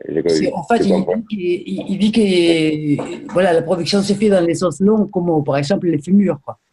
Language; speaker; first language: French; native; French